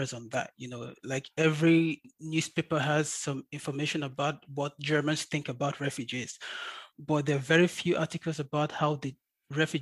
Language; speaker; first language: English; native; English